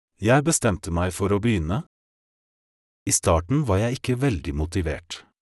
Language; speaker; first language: Norwegian; non-native, learner; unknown